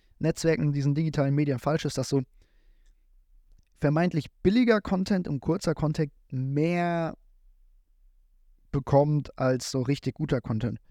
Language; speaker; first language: German; native; German